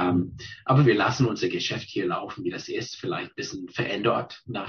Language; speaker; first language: German; non-native, fluent; English